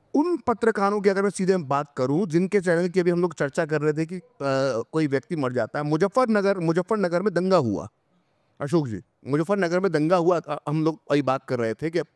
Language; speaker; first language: Hindi; native; Hindi